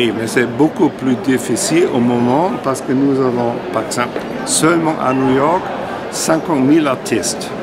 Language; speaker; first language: French; non-native, fluent; German